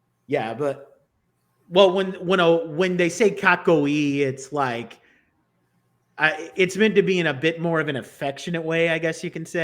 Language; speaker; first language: English; native; English